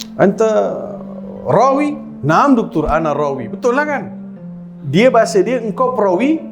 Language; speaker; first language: Malay; non-native, local second language; Tamil